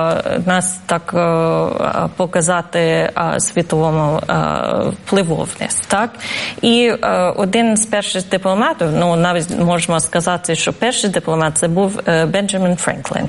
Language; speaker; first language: Ukrainian; non-native, fluent; English